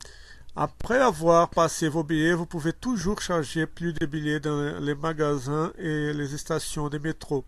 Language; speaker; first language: French; non-native, learner; Portuguese